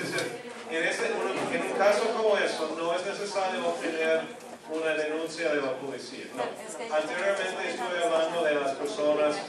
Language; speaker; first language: Spanish; non-native, fluent; English